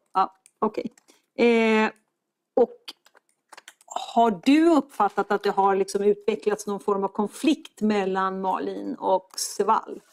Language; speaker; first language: Swedish; native; Swedish